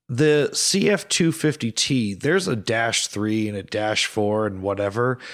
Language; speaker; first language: English; native; English